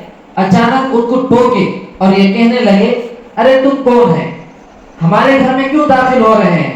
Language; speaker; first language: Urdu; native; Urdu